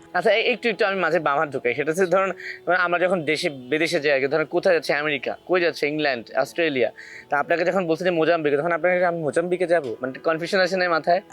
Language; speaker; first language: Bangla; native; Bangla